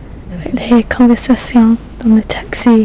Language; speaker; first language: French; non-native, learner; English